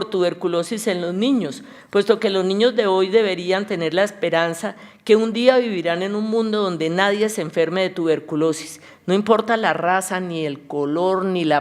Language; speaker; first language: Spanish; native; Spanish